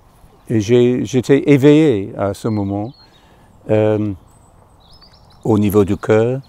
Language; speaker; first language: French; non-native, fluent; English